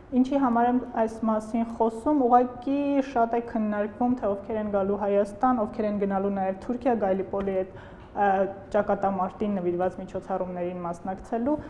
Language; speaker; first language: Armenian; native; Armenian